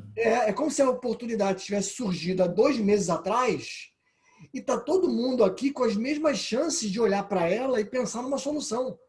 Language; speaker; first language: Portuguese; native; Portuguese